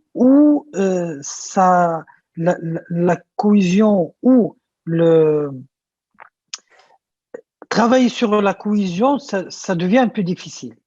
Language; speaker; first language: French; non-native, local second language; Arabic